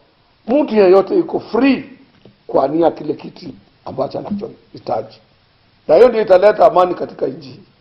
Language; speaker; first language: Swahili; non-native, local second language; Luyia